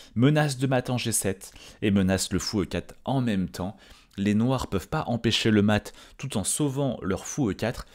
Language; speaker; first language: French; native; French